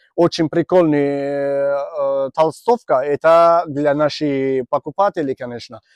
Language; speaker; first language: Russian; non-native, learner; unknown